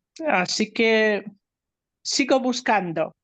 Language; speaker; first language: Spanish; non-native, fluent; Polish